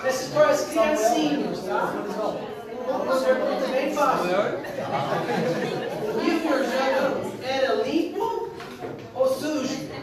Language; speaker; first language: Portuguese; non-native, fluent; English